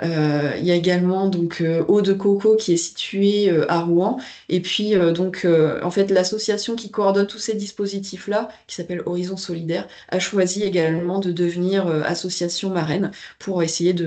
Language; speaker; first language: French; native; French